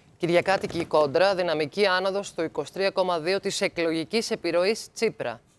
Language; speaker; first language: Greek; native; Greek